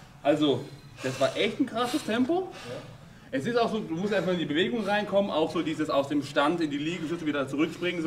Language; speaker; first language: German; native; German